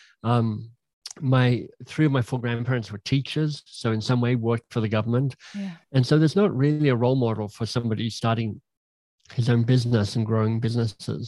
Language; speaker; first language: English; native; English